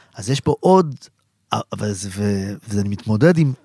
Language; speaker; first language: Hebrew; native; Hebrew